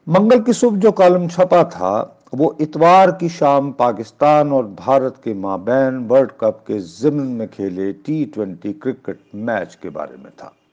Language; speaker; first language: Urdu; non-native, local second language; Punjabi